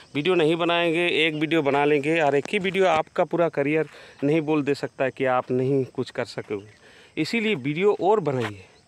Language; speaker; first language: Hindi; non-native, local second language; Bangla